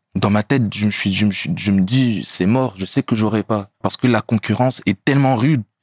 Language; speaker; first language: French; native; French